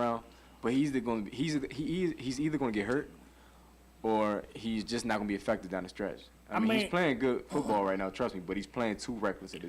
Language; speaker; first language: English; native; English